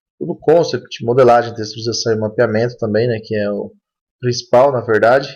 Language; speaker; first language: Portuguese; native; Portuguese